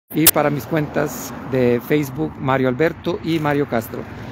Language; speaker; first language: Spanish; native; Spanish